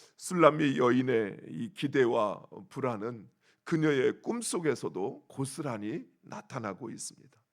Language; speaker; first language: Korean; native; Korean